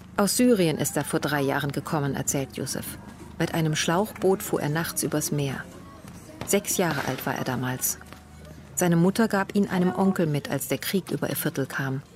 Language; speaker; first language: German; native; German